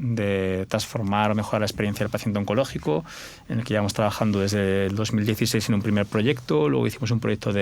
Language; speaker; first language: Spanish; native; Spanish